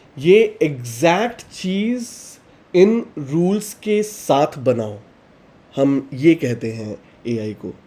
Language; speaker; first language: Hindi; native; Hindi